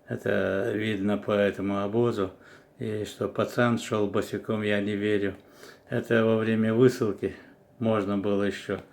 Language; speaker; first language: Russian; non-native, local second language; Chechen